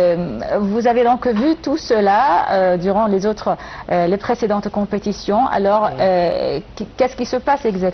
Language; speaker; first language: French; non-native, fluent; Arabic